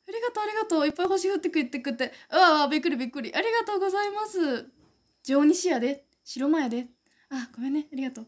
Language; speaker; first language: Japanese; native; Japanese